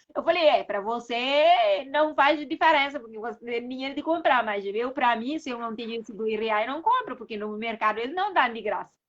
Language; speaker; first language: Portuguese; non-native, local second language; Kabuverdianu